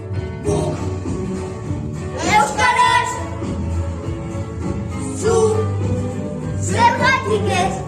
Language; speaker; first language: Basque; non-native, learner; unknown